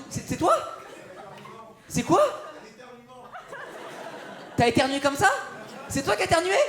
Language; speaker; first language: French; native; French